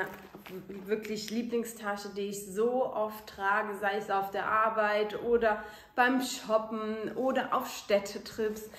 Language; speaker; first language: German; native; German